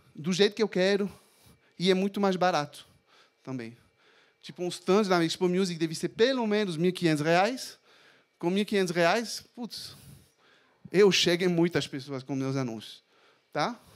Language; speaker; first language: Portuguese; non-native, fluent; French